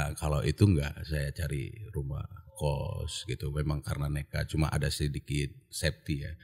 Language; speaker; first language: Indonesian; non-native, local second language; Achinese